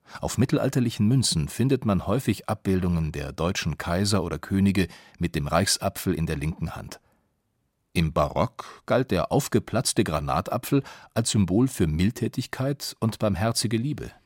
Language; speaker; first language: German; native; German